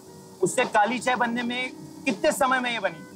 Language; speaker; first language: Hindi; native; Hindi